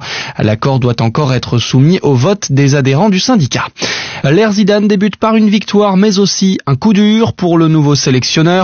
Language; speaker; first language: French; native; French